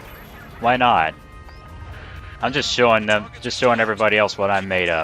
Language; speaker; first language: English; native; English